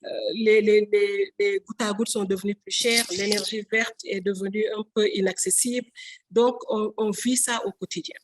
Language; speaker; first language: French; non-native, local second language; Wolof